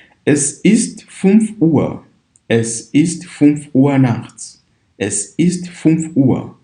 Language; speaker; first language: German; non-native, fluent; Kinyarwanda